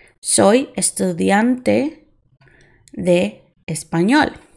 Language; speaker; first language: Spanish; non-native, fluent; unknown